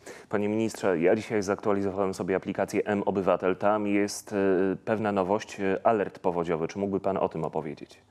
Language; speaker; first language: Polish; native; Polish